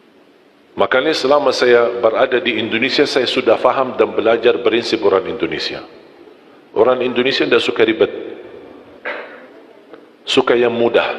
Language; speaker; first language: Indonesian; non-native, fluent; Arabic